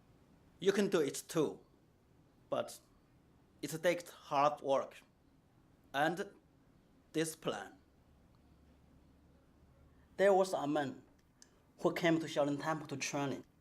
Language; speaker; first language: English; non-native, learner; Chinese